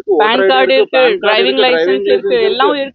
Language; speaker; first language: Tamil; non-native, learner; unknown